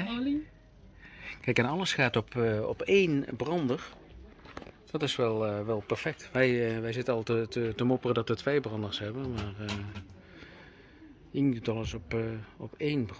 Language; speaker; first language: Dutch; native; Dutch